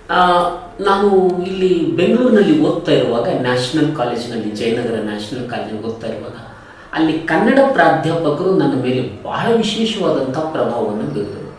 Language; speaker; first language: Kannada; native; Kannada